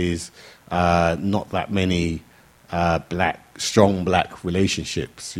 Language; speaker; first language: English; native; English